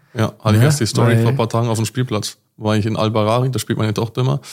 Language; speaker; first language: German; native; German